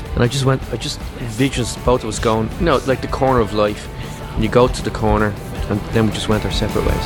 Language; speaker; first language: English; native; English